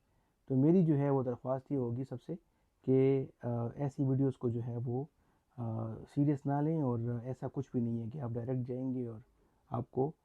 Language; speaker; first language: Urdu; non-native, local second language; Pashto